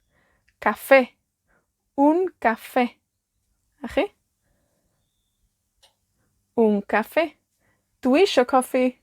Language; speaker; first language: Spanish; non-native, fluent; Welsh